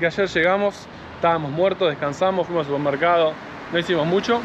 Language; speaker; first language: Spanish; native; Spanish